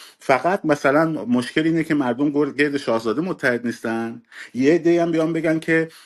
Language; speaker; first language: Persian; native; Persian